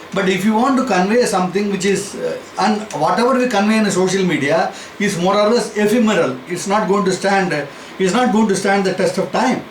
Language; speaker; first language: English; non-native, local second language; Tamil